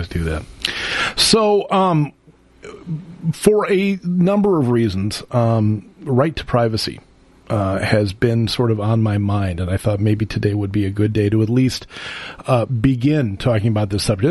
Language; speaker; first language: English; native; English